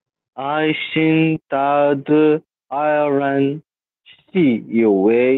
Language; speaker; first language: Chinese; non-native, learner; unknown